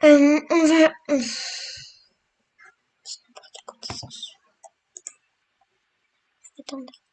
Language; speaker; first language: French; native; French